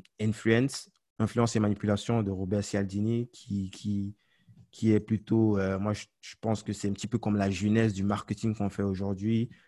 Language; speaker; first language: French; non-native, local second language; Ghomala